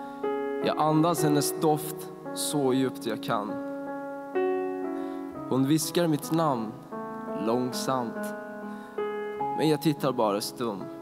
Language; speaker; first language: Swedish; non-native, fluent; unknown